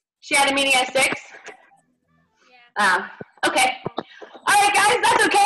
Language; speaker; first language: English; native; English